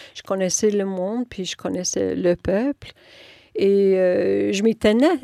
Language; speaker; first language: French; non-native, local second language; English